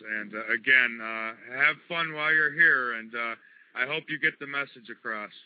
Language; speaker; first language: English; native; English